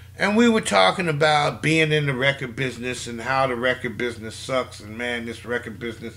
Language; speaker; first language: English; native; English